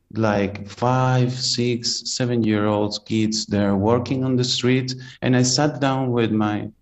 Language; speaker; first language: English; non-native, fluent; Spanish